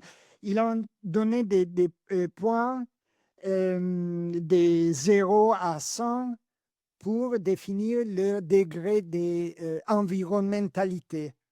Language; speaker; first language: French; non-native, learner; Italian